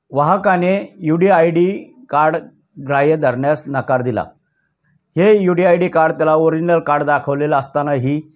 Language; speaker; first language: Marathi; native; Marathi